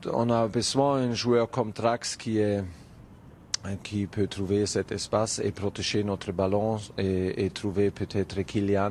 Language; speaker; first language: French; non-native, learner; German